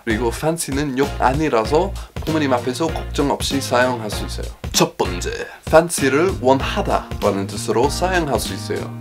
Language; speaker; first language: Korean; non-native, fluent; English